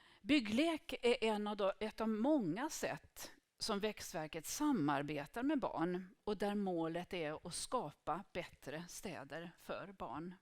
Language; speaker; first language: Swedish; native; Swedish